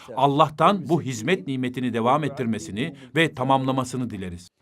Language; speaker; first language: Turkish; non-native, fluent; Arabic